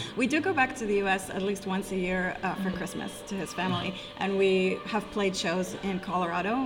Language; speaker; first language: English; non-native, fluent; Hebrew